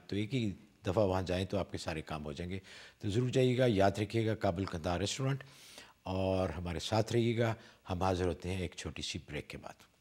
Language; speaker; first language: Urdu; native; Urdu